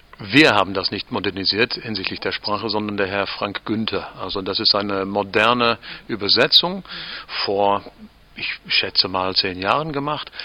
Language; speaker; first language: German; non-native, fluent; English